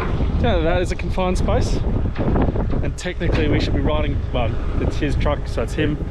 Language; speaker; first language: English; native; English